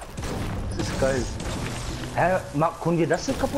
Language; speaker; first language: German; non-native, learner; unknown